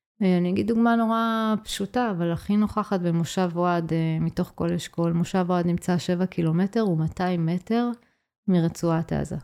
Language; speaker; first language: Hebrew; native; Hebrew